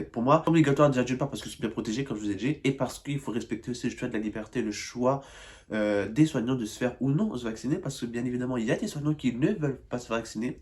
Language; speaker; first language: French; native; French